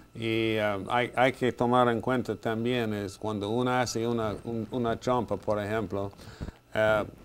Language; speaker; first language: Spanish; non-native, fluent; English